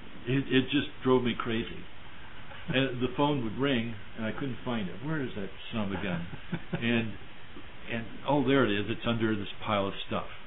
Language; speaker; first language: English; native; English